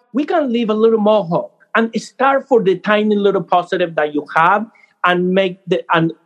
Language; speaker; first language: English; non-native, fluent; Spanish